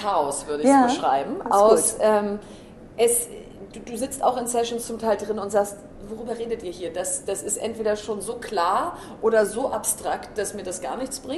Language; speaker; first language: German; native; German